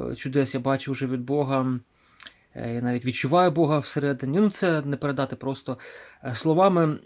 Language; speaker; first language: Ukrainian; non-native, local second language; Russian